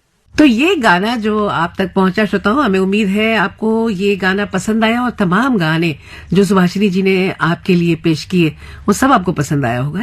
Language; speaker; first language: Hindi; native; Hindi